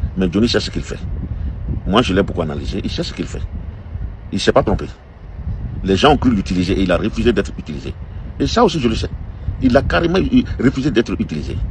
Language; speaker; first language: French; non-native, local second language; Dyula